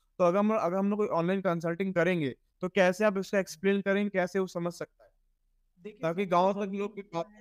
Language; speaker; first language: Hindi; native; Hindi